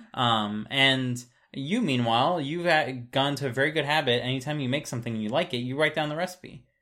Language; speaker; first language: English; native; English